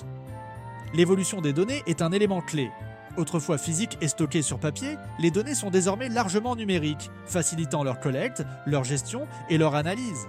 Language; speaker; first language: French; native; French